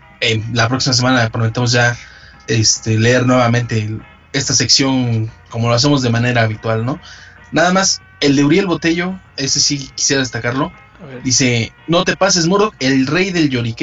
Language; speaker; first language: Spanish; native; Spanish